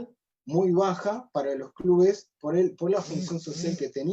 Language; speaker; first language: Spanish; native; Spanish